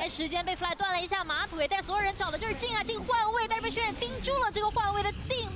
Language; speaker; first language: Chinese; native; Chinese